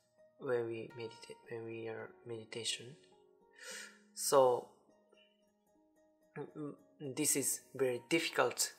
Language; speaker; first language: English; non-native, learner; Japanese